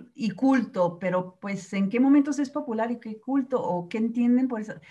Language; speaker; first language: Spanish; native; Spanish